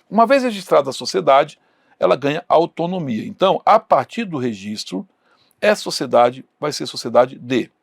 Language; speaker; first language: Portuguese; native; Portuguese